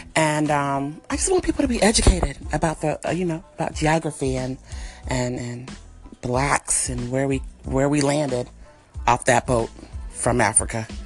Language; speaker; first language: English; native; English